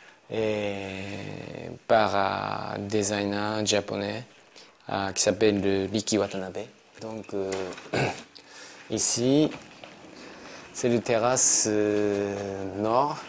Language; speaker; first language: French; non-native, learner; Japanese